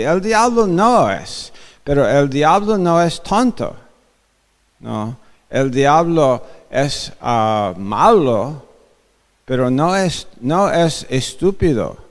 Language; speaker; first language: Spanish; non-native, fluent; English